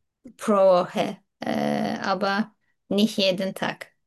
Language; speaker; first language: German; non-native, learner; Turkish